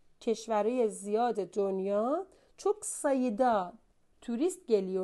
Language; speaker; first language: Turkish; non-native, fluent; Persian